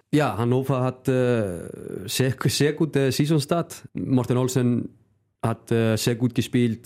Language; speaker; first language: German; non-native, fluent; Icelandic